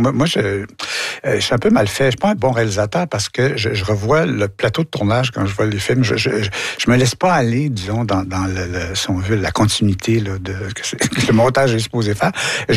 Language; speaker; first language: French; native; French